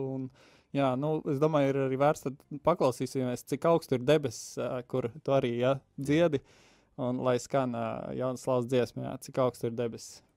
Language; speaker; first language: Latvian; native; Latvian